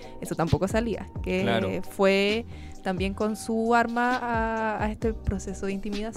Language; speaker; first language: Spanish; native; Spanish